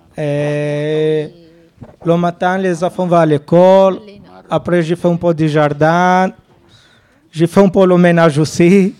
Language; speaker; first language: French; non-native, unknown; Albanian